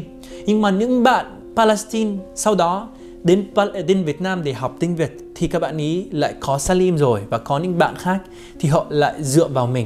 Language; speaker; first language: Vietnamese; non-native, fluent; Arabic